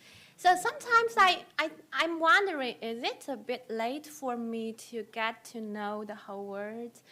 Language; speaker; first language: English; non-native, fluent; Chinese